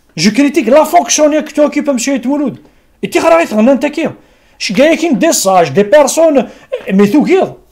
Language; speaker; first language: French; non-native, local second language; Kabyle